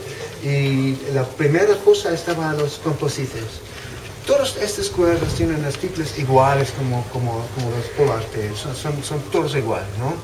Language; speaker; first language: Spanish; non-native, fluent; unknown